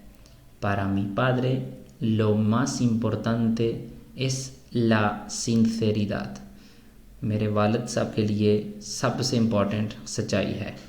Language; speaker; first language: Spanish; non-native, fluent; Urdu